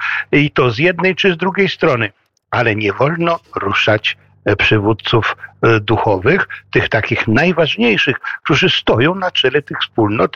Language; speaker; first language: Polish; native; Polish